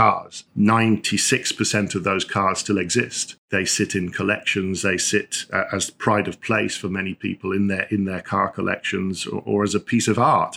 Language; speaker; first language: English; native; English